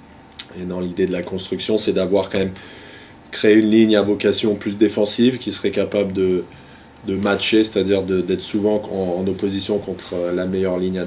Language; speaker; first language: French; native; French